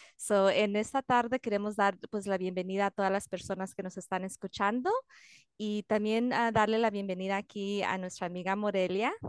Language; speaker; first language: Spanish; early bilingual, heritage; Spanish